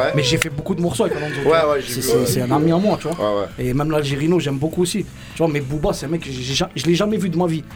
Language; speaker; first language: French; native; French